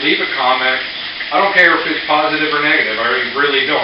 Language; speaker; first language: English; native; English